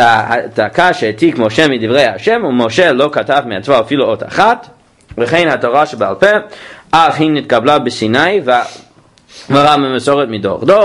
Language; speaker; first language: Hebrew; non-native, fluent; English